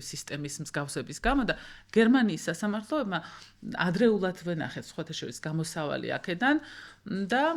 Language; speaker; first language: Georgian; native; Georgian